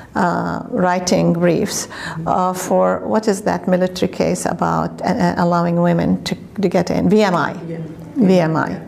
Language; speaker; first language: English; non-native, fluent; Arabic